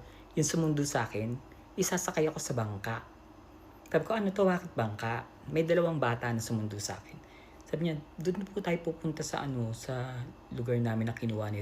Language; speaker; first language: Filipino; native; Filipino